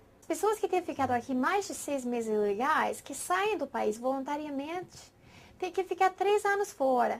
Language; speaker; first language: Portuguese; non-native, fluent; English